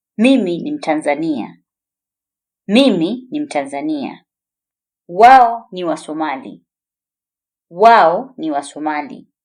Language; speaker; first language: Swahili; native; Swahili